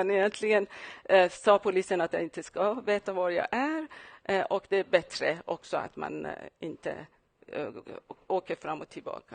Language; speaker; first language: Swedish; non-native, fluent; Persian